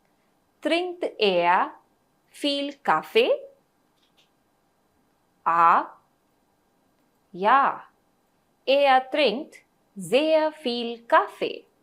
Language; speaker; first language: German; non-native, fluent; Hindi